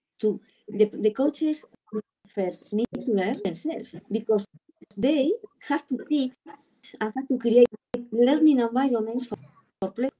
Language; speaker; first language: English; non-native, learner; Spanish